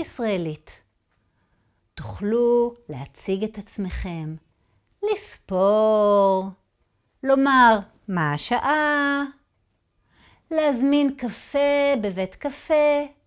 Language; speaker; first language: Hebrew; native; Hebrew